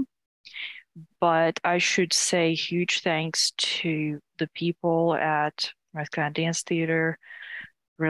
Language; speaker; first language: English; non-native, fluent; Ukrainian